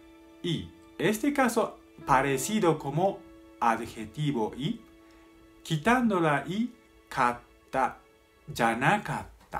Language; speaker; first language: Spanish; non-native, fluent; Japanese